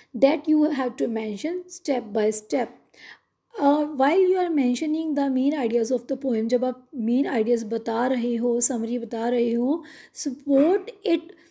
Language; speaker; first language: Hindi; non-native, local second language; Punjabi